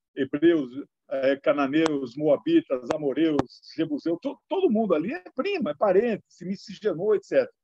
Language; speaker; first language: Portuguese; native; Portuguese